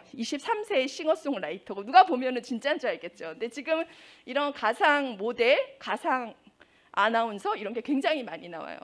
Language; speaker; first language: Korean; native; Korean